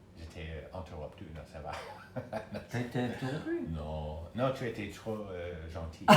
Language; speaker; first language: French; non-native, learner; English